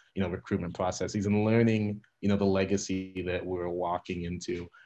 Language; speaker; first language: English; native; English